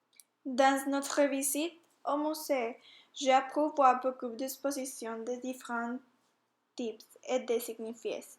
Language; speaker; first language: French; non-native, learner; Spanish